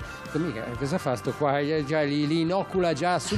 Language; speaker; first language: Italian; native; Italian